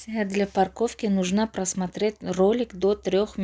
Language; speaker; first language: Russian; non-native, local second language; Tajik